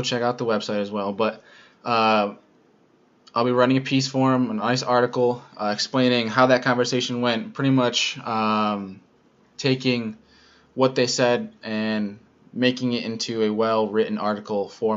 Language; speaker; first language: English; native; English